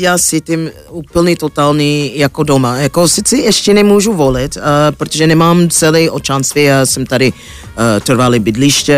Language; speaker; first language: Czech; non-native, fluent; English